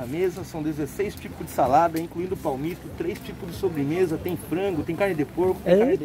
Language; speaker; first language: Portuguese; native; Portuguese